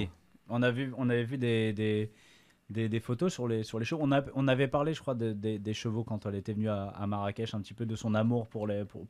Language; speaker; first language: French; native; French